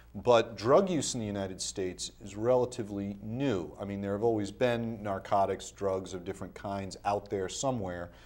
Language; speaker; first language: English; native; English